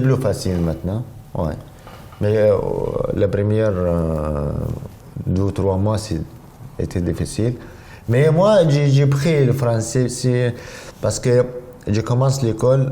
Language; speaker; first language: French; non-native, learner; Arabic